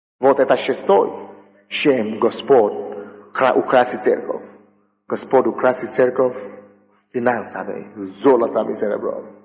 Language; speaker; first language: Russian; non-native, fluent; Yoruba